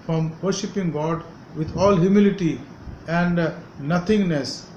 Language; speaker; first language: English; non-native, local second language; Hindi